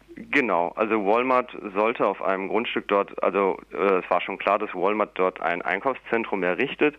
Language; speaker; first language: German; native; German